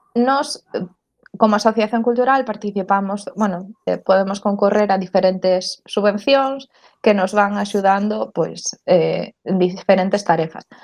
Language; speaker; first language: Galician; non-native, local second language; Spanish